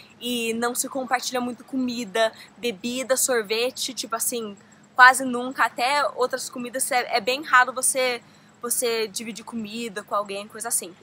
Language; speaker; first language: Portuguese; early bilingual, heritage; Portuguese